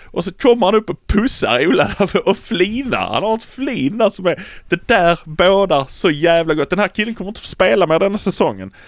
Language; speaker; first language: Swedish; native; Swedish